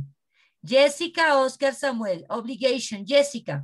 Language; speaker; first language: English; non-native, learner; Spanish